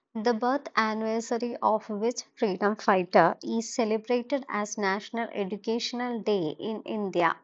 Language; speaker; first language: English; non-native, local second language; Malayalam